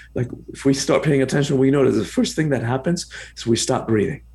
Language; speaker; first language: English; early bilingual, other home language; Spanish